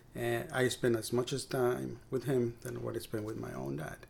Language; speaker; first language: English; non-native, fluent; Spanish